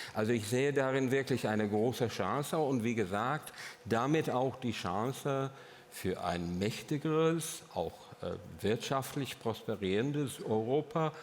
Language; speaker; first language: German; non-native, fluent; English